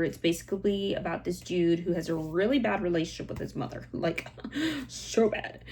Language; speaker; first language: English; native; English